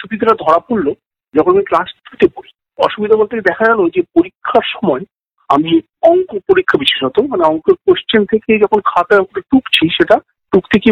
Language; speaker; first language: Bangla; native; Bangla